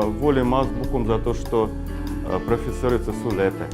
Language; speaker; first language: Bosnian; non-native, learner; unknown